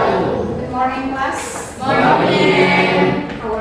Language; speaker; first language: English; non-native, learner; Indonesian